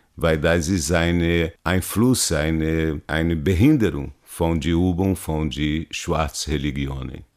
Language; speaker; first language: German; non-native, learner; Portuguese